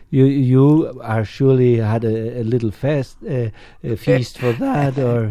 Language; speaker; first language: English; non-native, fluent; Spanish